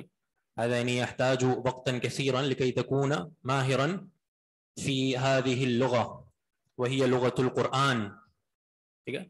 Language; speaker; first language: Arabic; non-native, fluent; Urdu